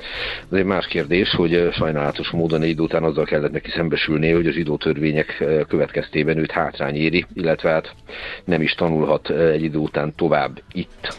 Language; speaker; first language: Hungarian; native; Hungarian